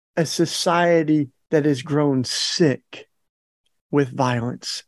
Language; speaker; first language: English; native; English